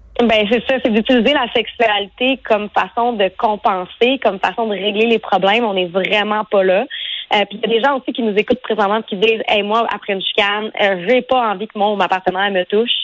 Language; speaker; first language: French; native; French